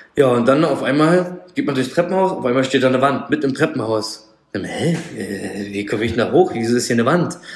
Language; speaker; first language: German; native; German